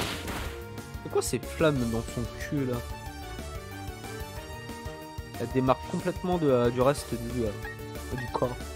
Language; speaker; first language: French; native; French